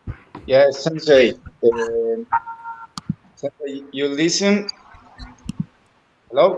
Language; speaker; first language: English; non-native, learner; Spanish